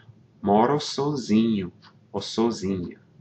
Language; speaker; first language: Portuguese; non-native, fluent; English